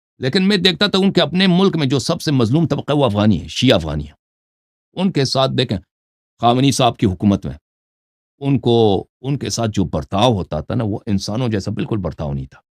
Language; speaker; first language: Urdu; non-native, fluent; Persian